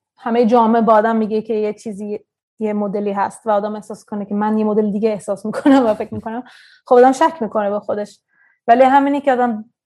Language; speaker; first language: Persian; early bilingual, heritage; Persian